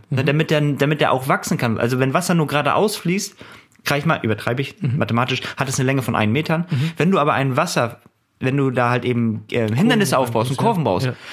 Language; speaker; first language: German; early bilingual, other home language; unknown